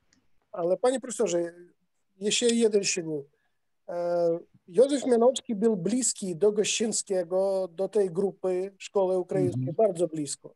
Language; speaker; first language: Polish; non-native, fluent; Ukrainian